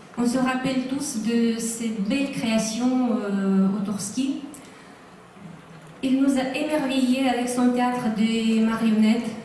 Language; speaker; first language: French; non-native, fluent; Russian